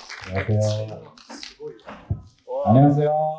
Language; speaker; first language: Korean; native; Korean